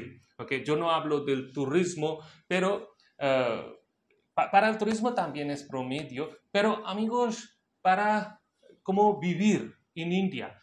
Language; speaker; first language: Spanish; non-native, local second language; Hindi